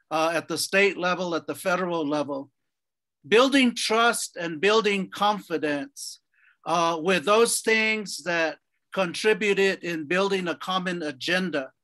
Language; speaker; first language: English; native; English